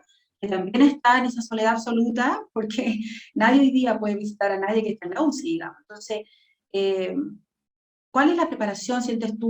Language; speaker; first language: Spanish; native; Spanish